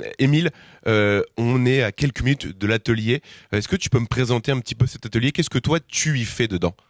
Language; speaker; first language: French; native; French